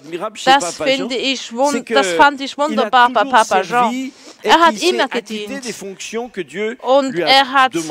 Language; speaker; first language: German; non-native, fluent; French